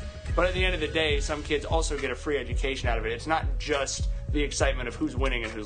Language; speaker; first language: English; native; English